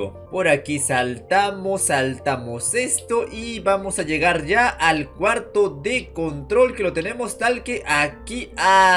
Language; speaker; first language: Spanish; native; Spanish